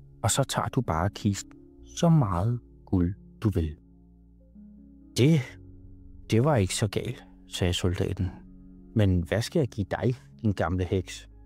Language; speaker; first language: Danish; native; Danish